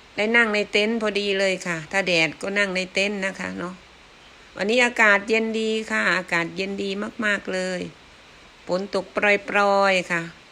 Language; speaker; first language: Thai; non-native, local second language; Northeastern Thai